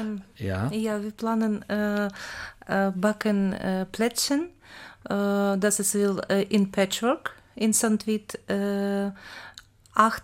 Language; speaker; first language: German; non-native, learner; Ukrainian